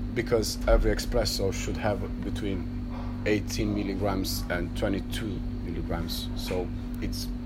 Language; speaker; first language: English; non-native, learner; Romanian